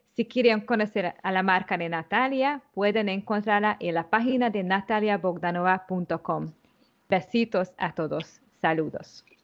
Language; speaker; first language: Spanish; non-native, learner; Hungarian